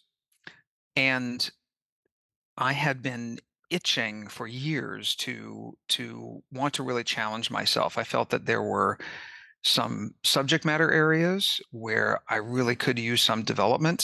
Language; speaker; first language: English; native; English